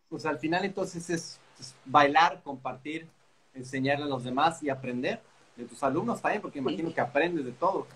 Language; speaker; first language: Spanish; native; Spanish